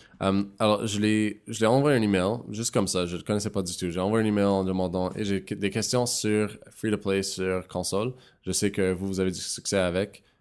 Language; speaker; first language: French; non-native, local second language; English